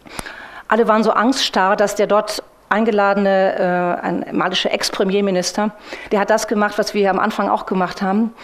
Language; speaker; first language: German; native; German